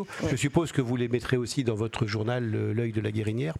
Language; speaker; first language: French; native; French